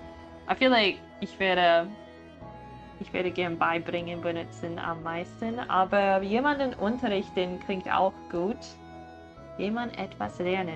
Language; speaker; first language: German; non-native, learner; English